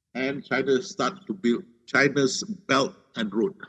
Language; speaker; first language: English; non-native, local second language; Malay